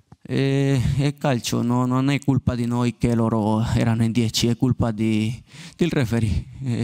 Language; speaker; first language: Italian; non-native, learner; Spanish